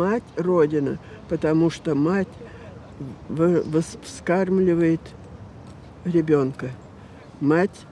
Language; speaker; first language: Russian; native; Russian